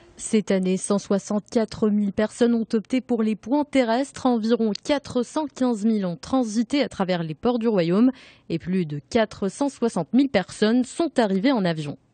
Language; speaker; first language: French; non-native, local second language; Arabic